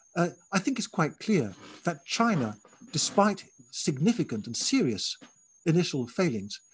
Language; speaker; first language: English; native; English